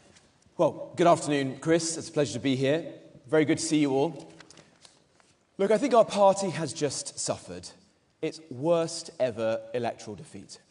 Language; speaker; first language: English; native; English